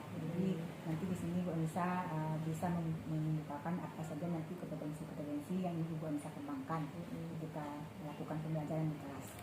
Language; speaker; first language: Indonesian; native; Indonesian